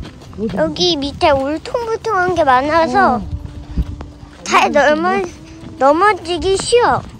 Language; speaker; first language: Korean; early bilingual, other home language; Tibetan